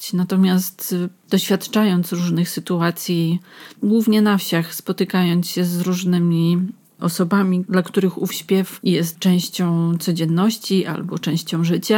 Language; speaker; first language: Polish; native; Polish